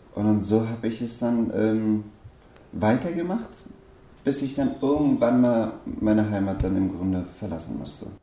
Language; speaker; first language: German; non-native, fluent; Persian